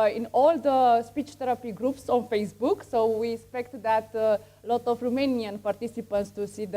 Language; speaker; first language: English; non-native, fluent; Romanian